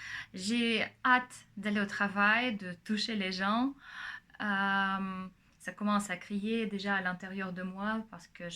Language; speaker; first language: French; non-native, fluent; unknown